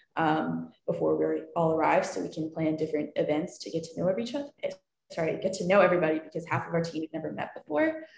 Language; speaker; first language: English; native; English